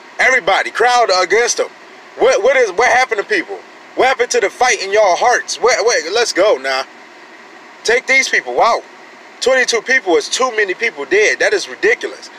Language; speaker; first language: English; native; English